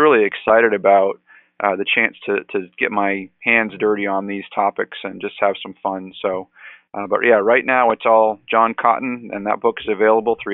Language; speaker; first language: English; native; English